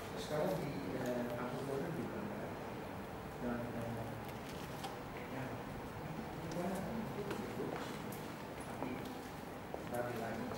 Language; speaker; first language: Indonesian; early bilingual, heritage; Dutch